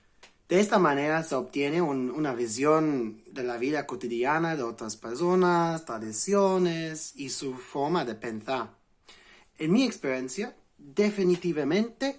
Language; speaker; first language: Spanish; non-native, fluent; English